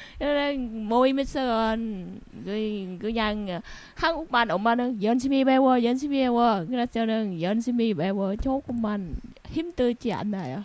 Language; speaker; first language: Korean; non-native, learner; Vietnamese